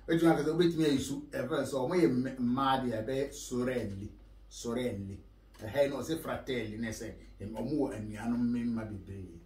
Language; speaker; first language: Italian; non-native, learner; Akan